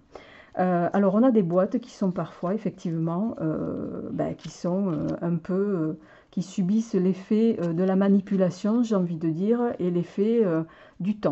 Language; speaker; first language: French; native; French